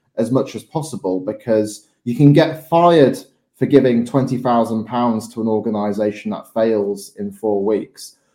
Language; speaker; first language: English; native; English